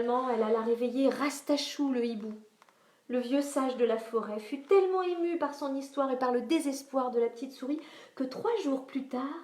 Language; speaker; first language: French; native; French